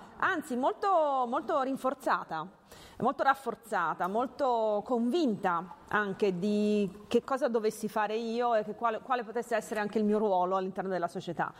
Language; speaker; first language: Italian; early bilingual, other home language; Hungarian